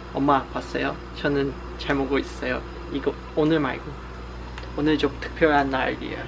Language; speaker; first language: Korean; non-native, learner; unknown